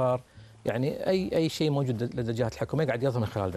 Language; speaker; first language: Arabic; native; Arabic